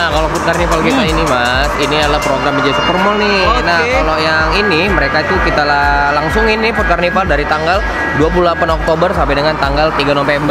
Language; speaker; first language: Indonesian; native; Indonesian